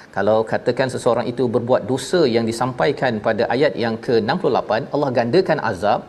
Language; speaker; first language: Malay; native; Malay